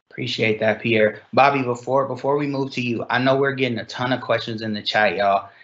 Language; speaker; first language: English; native; English